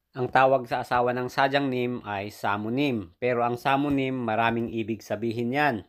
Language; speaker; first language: Filipino; native; Filipino